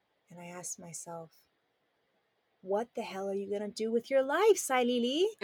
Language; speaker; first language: English; native; English